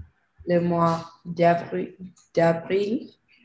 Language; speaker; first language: French; non-native, learner; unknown